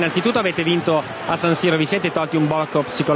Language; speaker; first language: Italian; native; Italian